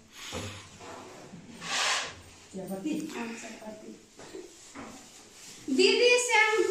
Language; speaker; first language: Chinese; non-native, learner; Nepali